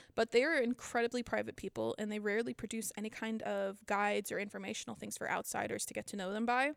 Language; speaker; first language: English; native; English